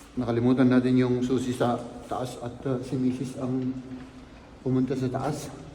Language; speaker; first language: Filipino; native; Filipino